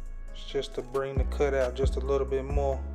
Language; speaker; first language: English; native; English